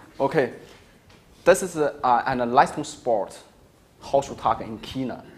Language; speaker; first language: German; non-native, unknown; Chinese